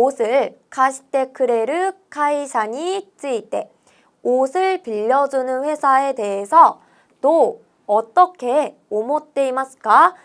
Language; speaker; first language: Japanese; non-native, fluent; Korean